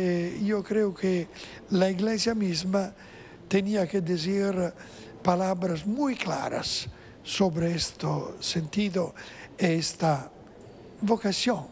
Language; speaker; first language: Spanish; non-native, fluent; Italian